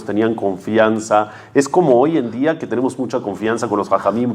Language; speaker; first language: Spanish; native; Spanish